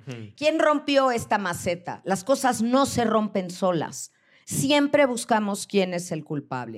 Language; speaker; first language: Spanish; native; Spanish